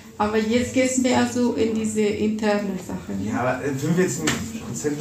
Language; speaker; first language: German; non-native, fluent; Russian